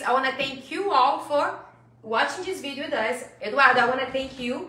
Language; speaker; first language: English; non-native, fluent; Portuguese